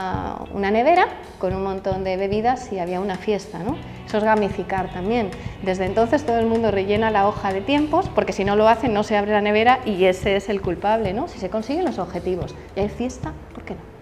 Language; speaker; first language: Spanish; native; Spanish